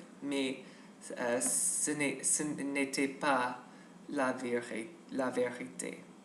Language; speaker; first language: French; non-native, learner; English